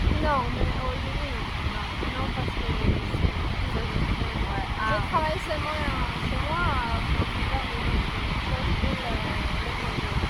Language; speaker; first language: French; non-native, learner; Portuguese